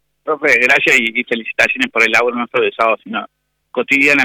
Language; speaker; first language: Spanish; native; Spanish